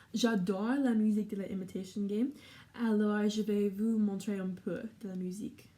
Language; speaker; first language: French; non-native, learner; English